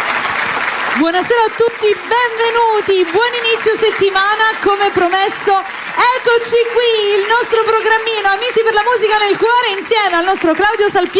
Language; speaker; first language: Italian; native; Italian